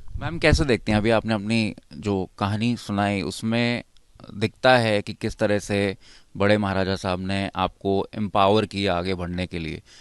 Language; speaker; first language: Hindi; native; Hindi